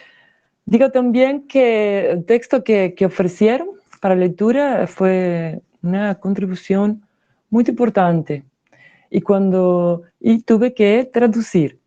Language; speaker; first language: Portuguese; non-native, learner; Spanish